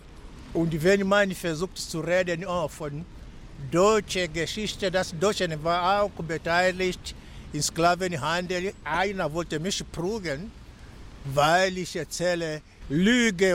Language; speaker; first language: German; non-native, fluent; Swahili